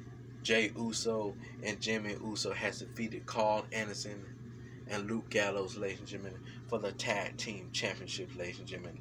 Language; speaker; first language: English; native; English